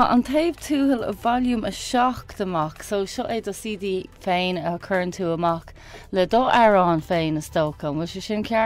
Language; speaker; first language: Irish; non-native, learner; English